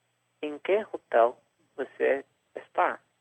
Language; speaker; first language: Portuguese; non-native, learner; English